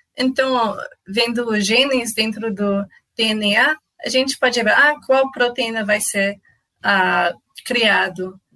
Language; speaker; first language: Portuguese; non-native, fluent; English